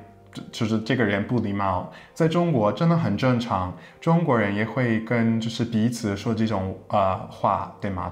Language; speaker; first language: Chinese; non-native, fluent; English